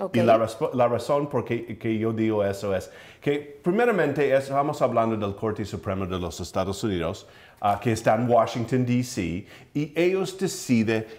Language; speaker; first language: Spanish; early bilingual, heritage; English